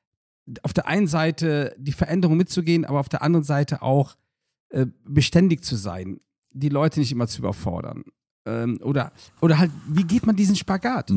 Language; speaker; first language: German; native; German